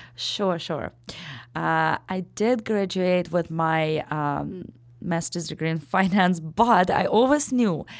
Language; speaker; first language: English; non-native, fluent; Ukrainian